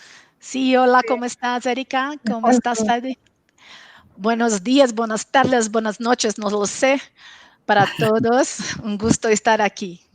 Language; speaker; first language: Spanish; non-native, local second language; Portuguese